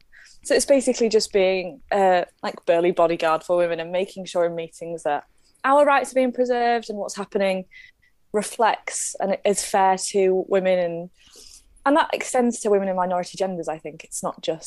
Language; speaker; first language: English; native; English